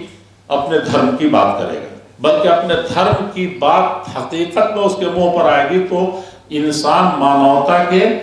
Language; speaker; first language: Urdu; native; Urdu